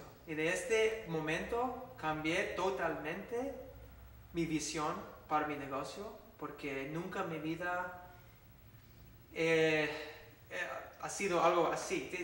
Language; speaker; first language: Spanish; non-native, fluent; English